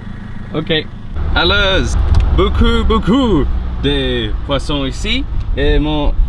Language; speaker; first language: French; non-native, learner; English